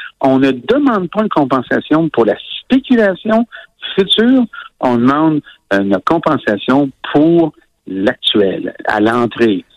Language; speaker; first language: French; native; French